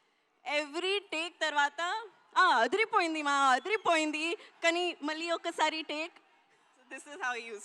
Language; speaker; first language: Telugu; non-native, learner; Hindi